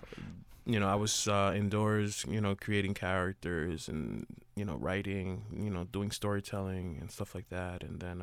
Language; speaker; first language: English; native; English